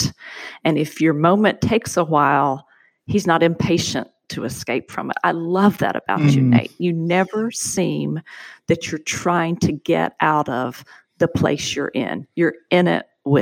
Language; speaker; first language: English; native; English